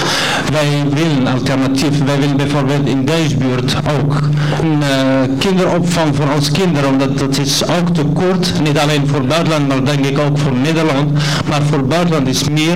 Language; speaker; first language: Dutch; non-native, learner; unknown